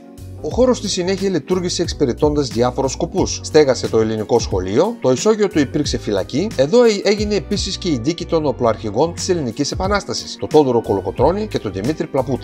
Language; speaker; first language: Greek; native; Greek